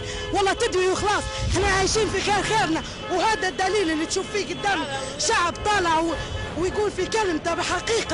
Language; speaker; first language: Arabic; native; Arabic